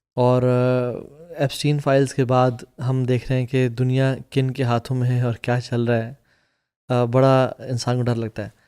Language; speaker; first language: Urdu; native; Urdu